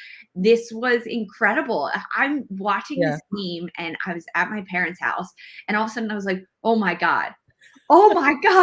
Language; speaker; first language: English; native; English